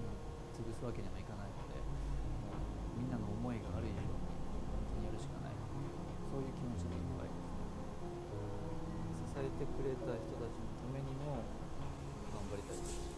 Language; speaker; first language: Japanese; native; Japanese